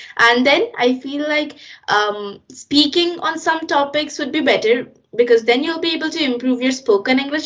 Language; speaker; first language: English; non-native, local second language; Hindi